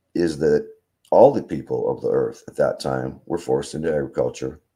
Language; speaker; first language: English; native; English